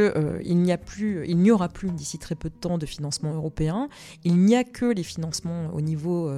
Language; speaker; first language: French; native; French